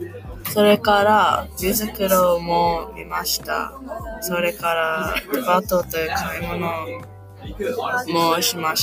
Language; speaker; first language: Japanese; non-native, learner; English